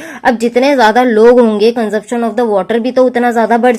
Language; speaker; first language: Hindi; native; Hindi